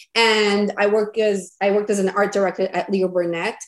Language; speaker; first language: English; non-native, fluent; Spanish